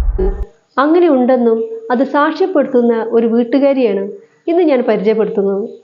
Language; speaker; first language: Malayalam; native; Malayalam